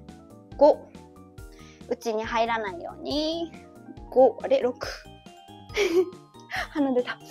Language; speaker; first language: Japanese; native; Japanese